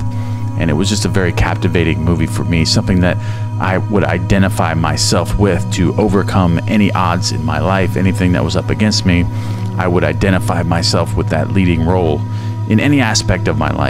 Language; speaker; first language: English; native; English